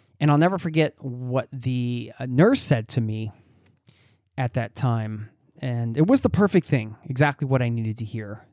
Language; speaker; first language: English; native; English